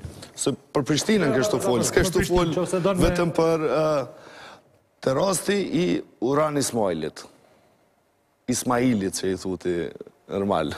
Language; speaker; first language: Albanian; native; Albanian